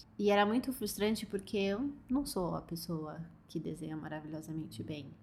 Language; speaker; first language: Portuguese; native; Portuguese